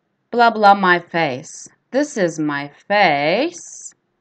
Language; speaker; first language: English; non-native, fluent; Turkish